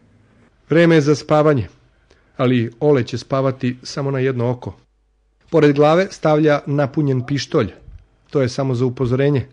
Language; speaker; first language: Serbian; native; Serbian